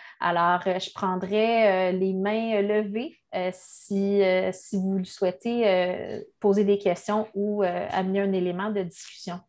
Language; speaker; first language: French; native; French